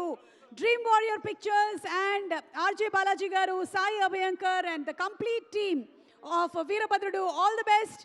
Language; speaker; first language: Telugu; native; Telugu